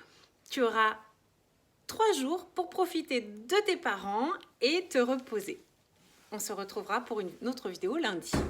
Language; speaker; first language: French; native; French